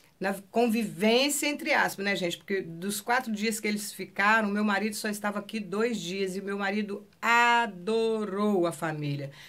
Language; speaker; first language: Portuguese; native; Portuguese